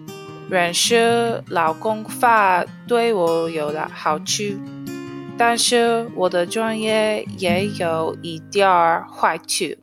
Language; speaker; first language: Chinese; non-native, learner; English